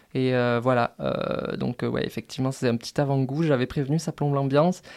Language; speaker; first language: French; native; French